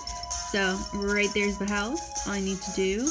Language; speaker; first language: English; native; English